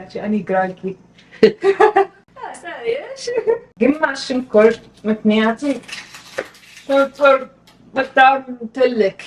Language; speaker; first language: Amharic; non-native, learner; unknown